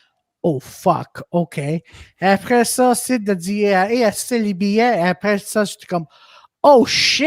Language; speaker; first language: French; non-native, local second language; English